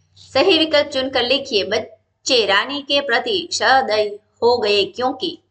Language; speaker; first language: Hindi; non-native, local second language; Gujarati